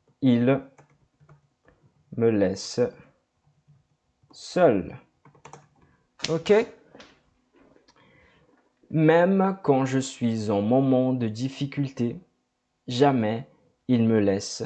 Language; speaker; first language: French; non-native, fluent; Portuguese